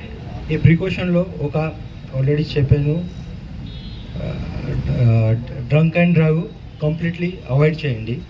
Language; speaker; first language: Telugu; non-native, learner; Hindi